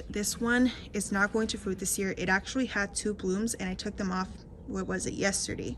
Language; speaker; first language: English; native; English